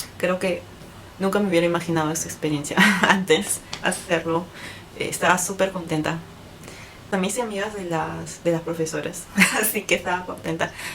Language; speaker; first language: Spanish; native; Spanish